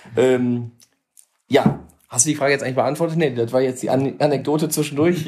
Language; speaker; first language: German; native; German